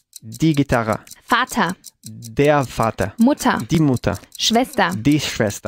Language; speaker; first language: German; non-native, learner; Spanish